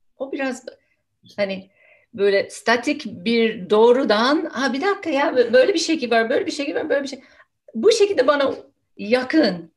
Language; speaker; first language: Turkish; non-native, fluent; English